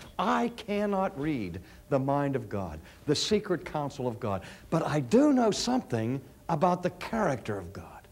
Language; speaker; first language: English; native; English